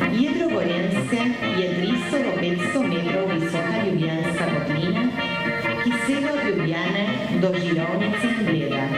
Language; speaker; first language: Slovenian; early bilingual, heritage; Slovenian